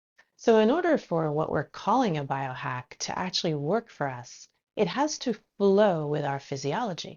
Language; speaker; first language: English; native; English